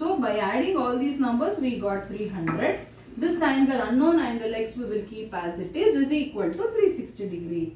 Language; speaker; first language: English; non-native, local second language; Kannada